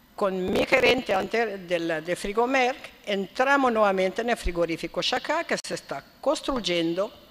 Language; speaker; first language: Spanish; non-native, fluent; Italian